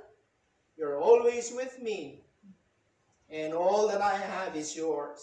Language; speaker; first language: English; non-native, local second language; Filipino